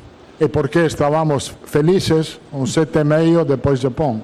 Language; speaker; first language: Portuguese; non-native, fluent; Italian